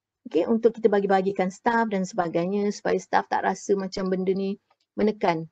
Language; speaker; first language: Malay; native; Malay